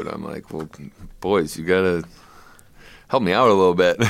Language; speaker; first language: English; native; English